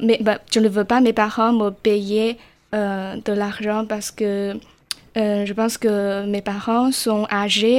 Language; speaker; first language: French; non-native, learner; Chinese